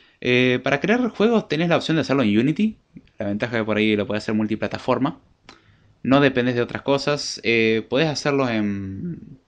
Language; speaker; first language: Spanish; native; Spanish